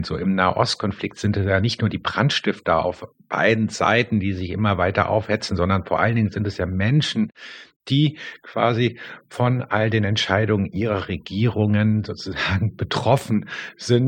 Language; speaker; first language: German; native; German